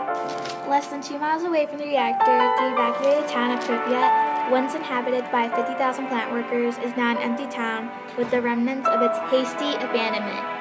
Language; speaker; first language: English; native; English